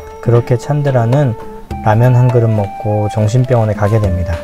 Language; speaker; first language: Korean; native; Korean